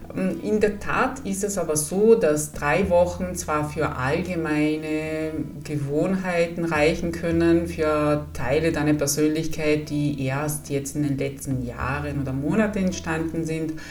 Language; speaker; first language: German; non-native, fluent; Italian